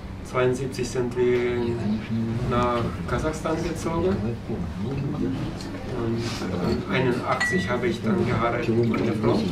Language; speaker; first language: German; early bilingual, heritage; German